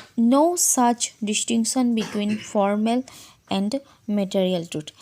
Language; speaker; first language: English; non-native, local second language; Assamese